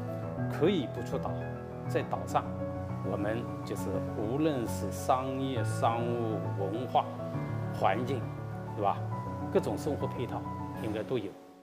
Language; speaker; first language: Chinese; native; Chinese